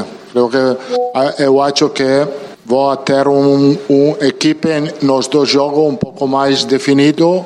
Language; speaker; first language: Spanish; non-native, fluent; Italian